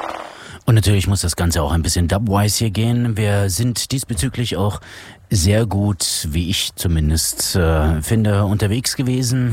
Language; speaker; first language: German; native; German